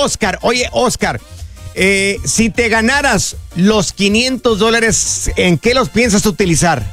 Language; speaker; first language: Spanish; native; Spanish